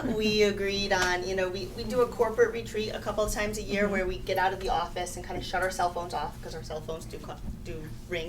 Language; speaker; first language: English; native; English